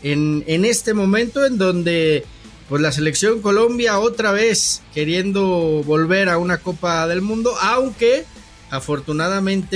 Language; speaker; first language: Spanish; native; Spanish